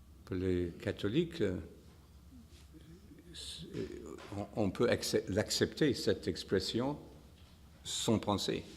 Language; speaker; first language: French; non-native, fluent; English